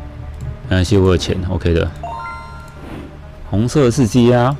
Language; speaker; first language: Chinese; native; Chinese